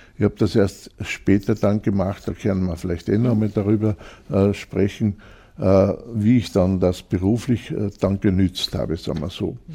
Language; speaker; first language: German; native; German